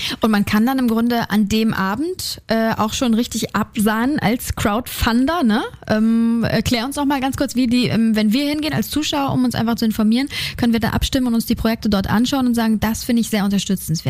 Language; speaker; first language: German; native; German